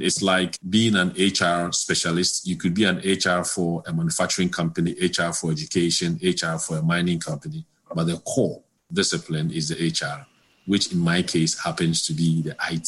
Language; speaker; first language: English; non-native, local second language; Akan